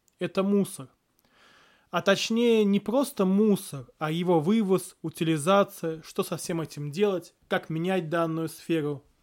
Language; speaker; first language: Russian; native; Russian